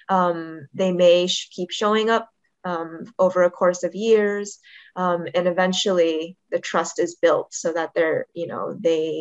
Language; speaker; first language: English; native; English